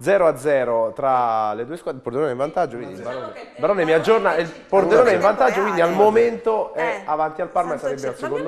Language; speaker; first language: Italian; native; Italian